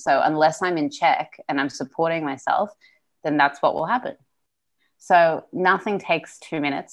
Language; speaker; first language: English; non-native, local second language; Russian